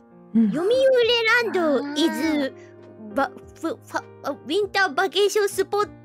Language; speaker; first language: English; non-native, learner; Japanese